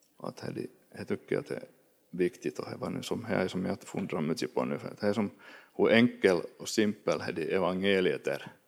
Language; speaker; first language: Swedish; native; Swedish